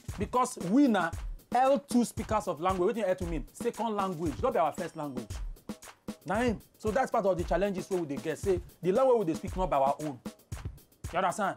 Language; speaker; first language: Nigerian Pidgin; non-native, local second language; Igbo